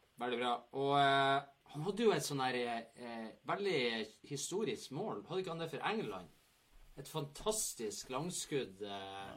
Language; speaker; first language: Norwegian; native; Norwegian